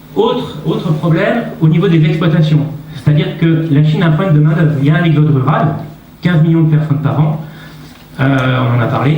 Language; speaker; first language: French; native; French